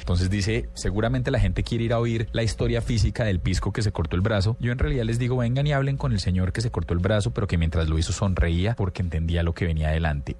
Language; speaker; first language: Spanish; native; Spanish